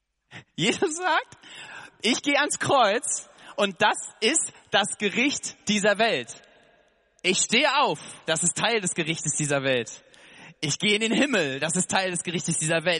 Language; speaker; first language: German; native; German